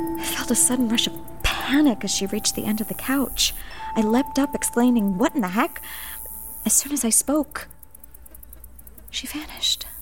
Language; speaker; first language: English; native; English